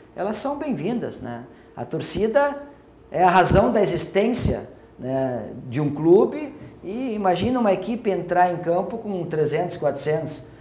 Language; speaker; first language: Portuguese; native; Portuguese